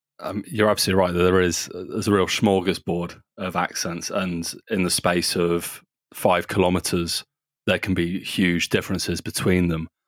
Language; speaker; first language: English; native; English